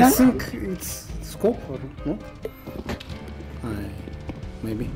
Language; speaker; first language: English; non-native, learner; Russian